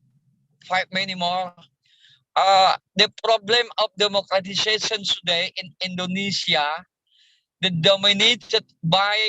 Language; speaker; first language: English; non-native, learner; Indonesian